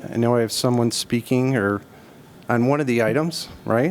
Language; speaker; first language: English; native; English